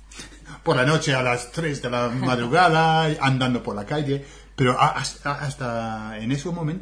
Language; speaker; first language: Spanish; non-native, fluent; English